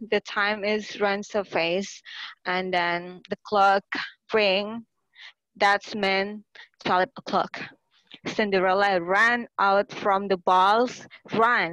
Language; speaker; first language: English; non-native, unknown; Indonesian